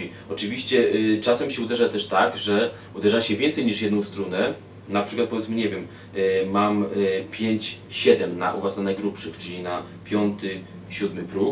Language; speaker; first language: Polish; native; Polish